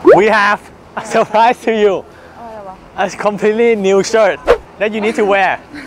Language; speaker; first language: English; non-native, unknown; Thai